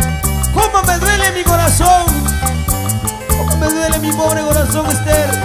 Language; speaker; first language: Spanish; native; Spanish